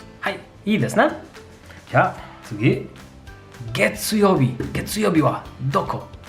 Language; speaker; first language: Japanese; non-native, fluent; Polish